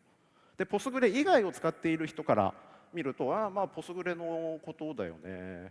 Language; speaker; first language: Japanese; native; Japanese